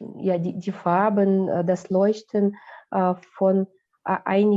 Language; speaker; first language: German; non-native, fluent; Russian